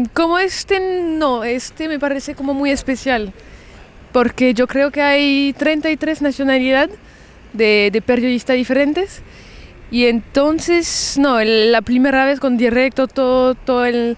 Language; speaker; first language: Spanish; early bilingual, heritage; French